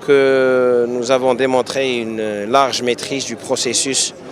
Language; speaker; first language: French; non-native, local second language; Arabic